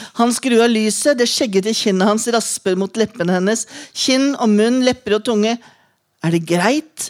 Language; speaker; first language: Norwegian; native; Norwegian